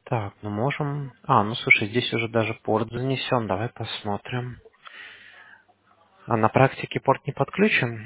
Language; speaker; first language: Russian; native; Russian